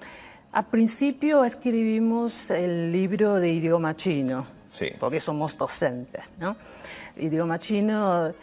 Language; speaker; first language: Spanish; non-native, learner; Chinese